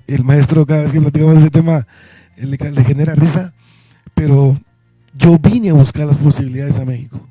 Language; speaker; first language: Spanish; native; Spanish